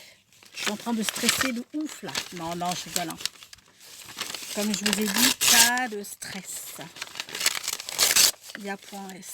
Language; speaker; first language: French; native; French